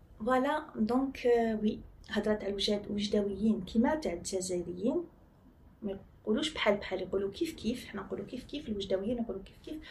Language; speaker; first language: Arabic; early bilingual, heritage; Arabic